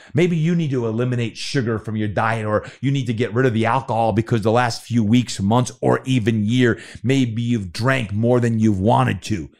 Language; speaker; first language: English; native; English